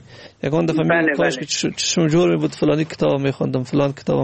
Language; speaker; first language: Persian; native; Persian